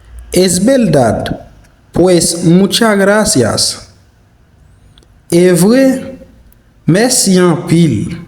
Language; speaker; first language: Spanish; non-native, fluent; Haitian Creole